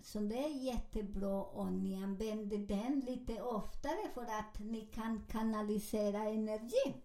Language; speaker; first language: Swedish; non-native, learner; Spanish